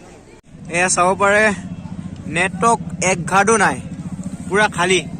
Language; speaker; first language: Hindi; non-native, local second language; Assamese